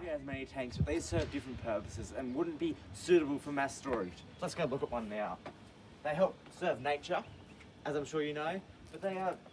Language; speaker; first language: English; native; English